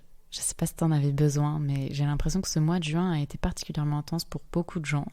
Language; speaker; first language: French; native; French